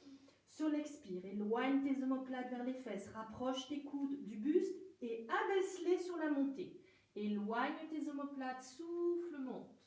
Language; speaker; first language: French; native; French